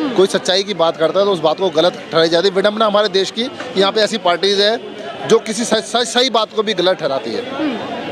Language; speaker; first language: Hindi; native; Hindi